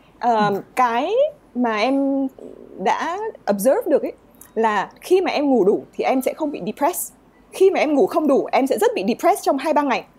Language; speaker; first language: Vietnamese; native; Vietnamese